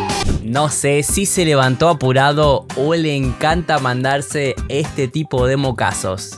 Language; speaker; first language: Spanish; native; Spanish